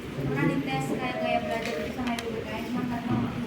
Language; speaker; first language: Malay; native; Malay